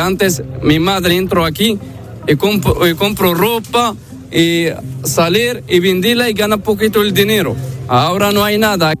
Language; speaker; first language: Spanish; non-native, learner; Arabic